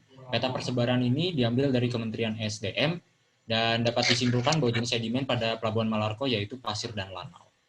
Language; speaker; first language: Indonesian; native; Indonesian